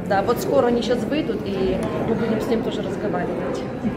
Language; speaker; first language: Russian; native; Russian